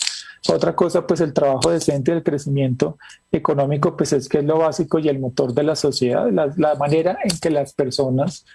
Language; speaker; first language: Spanish; native; Spanish